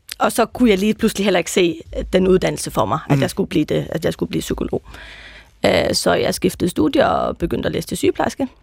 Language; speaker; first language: Danish; non-native, local second language; Faroese